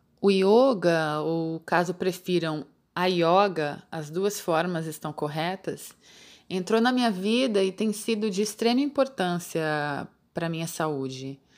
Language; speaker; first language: Portuguese; native; Portuguese